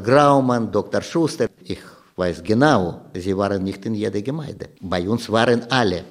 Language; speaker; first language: German; non-native, learner; Russian